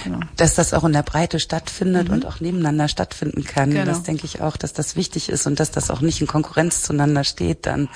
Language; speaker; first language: German; native; German